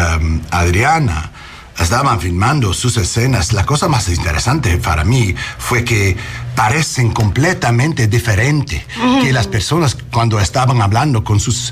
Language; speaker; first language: Spanish; non-native, learner; English